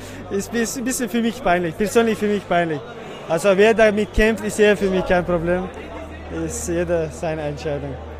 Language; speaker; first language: German; non-native, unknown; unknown